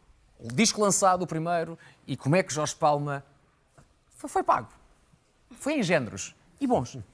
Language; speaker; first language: Portuguese; native; Portuguese